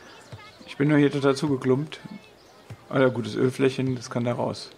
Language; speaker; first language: German; native; German